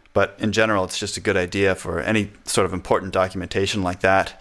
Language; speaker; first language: English; native; English